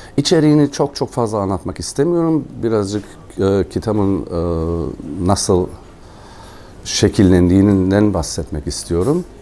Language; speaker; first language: Turkish; non-native, fluent; German